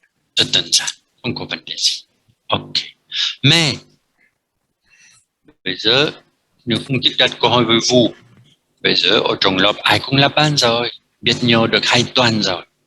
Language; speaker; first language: Vietnamese; non-native, fluent; French